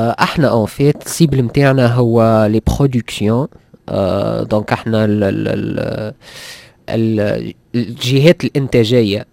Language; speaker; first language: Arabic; native; Arabic